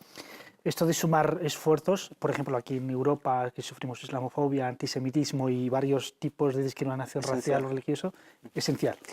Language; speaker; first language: Spanish; native; Spanish